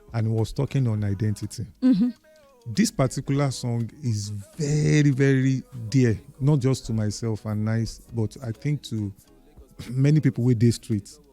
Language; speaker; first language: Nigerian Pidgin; non-native, local second language; Yoruba